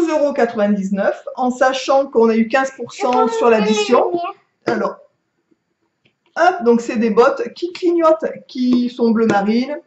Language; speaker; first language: French; native; French